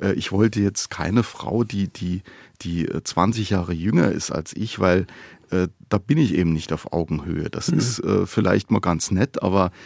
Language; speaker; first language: German; native; German